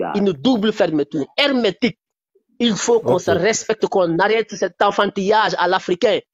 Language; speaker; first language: French; non-native, local second language; Wolof